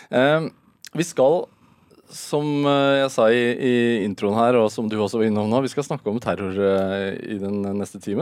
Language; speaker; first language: Norwegian; native; Norwegian